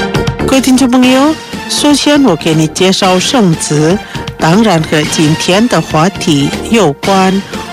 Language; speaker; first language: Chinese; non-native, local second language; Indonesian